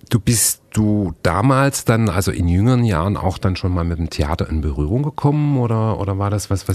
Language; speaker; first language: German; native; German